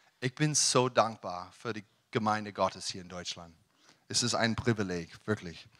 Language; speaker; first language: German; non-native, learner; English